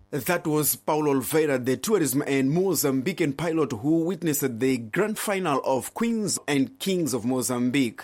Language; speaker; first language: English; non-native, fluent; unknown